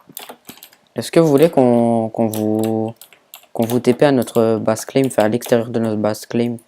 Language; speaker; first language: French; native; French